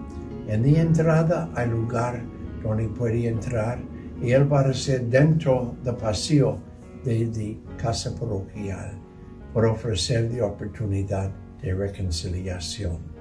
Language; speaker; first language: Spanish; non-native, learner; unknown